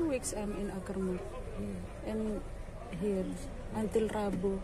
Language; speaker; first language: English; non-native, learner; Indonesian